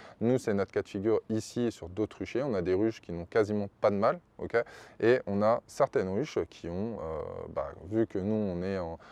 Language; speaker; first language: French; native; French